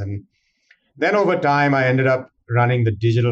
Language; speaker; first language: English; non-native, local second language; Hindi